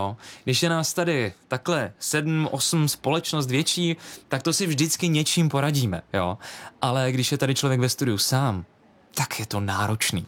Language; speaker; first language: Czech; native; Czech